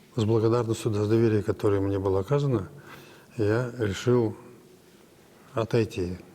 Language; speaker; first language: Russian; non-native, local second language; Kazakh